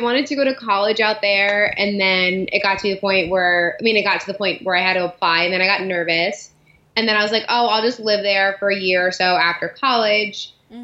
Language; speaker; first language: English; native; English